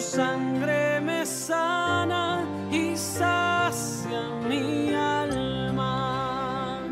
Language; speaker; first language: Spanish; native; Spanish